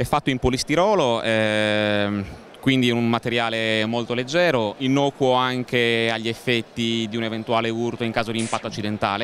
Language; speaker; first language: Italian; native; Italian